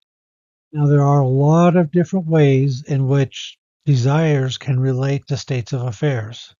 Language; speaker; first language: English; native; English